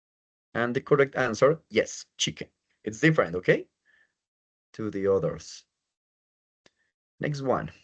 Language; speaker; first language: English; non-native, fluent; Spanish